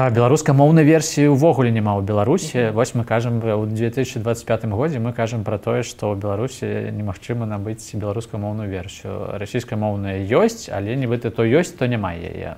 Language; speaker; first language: Belarusian; non-native, local second language; Russian